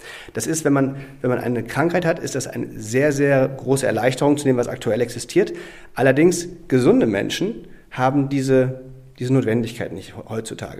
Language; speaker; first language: German; native; German